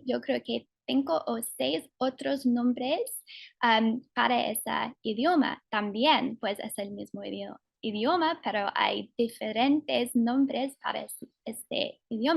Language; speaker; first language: Spanish; non-native, fluent; English